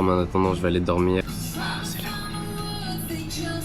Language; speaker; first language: French; native; French